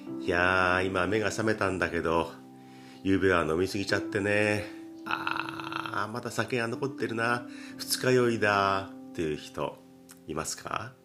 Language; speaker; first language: Japanese; native; Japanese